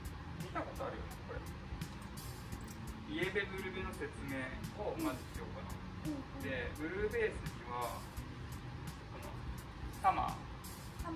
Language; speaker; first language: Japanese; native; Japanese